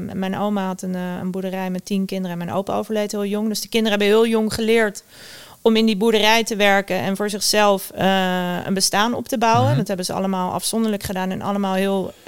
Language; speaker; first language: Dutch; native; Dutch